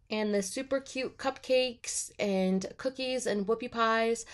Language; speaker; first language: English; native; English